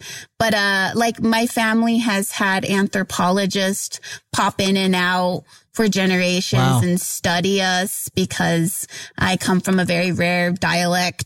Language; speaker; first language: English; native; English